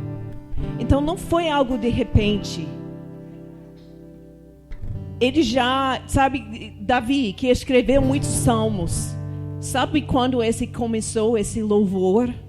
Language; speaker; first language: Portuguese; non-native, fluent; English